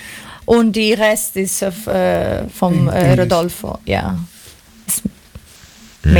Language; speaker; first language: German; non-native, learner; Greek